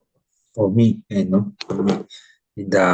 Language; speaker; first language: English; non-native, learner; Spanish